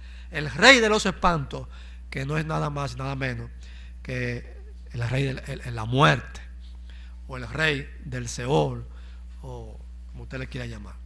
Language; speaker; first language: Spanish; native; Spanish